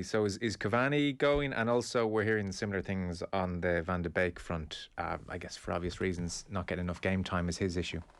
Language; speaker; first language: English; native; English